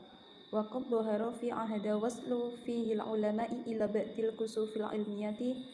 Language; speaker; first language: Arabic; non-native, learner; Indonesian